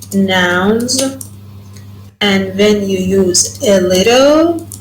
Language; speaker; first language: English; non-native, fluent; Persian